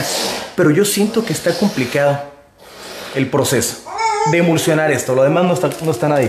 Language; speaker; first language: Spanish; native; Spanish